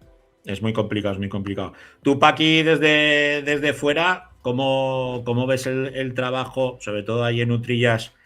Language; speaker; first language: Spanish; native; Spanish